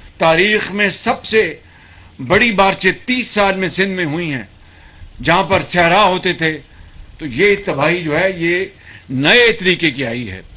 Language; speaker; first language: Urdu; non-native, local second language; Punjabi